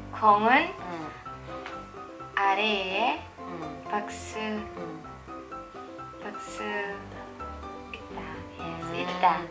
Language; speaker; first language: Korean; non-native, learner; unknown